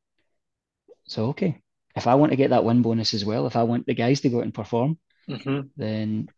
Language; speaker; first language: English; native; English